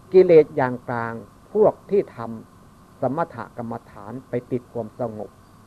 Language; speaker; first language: Thai; non-native, local second language; Northeastern Thai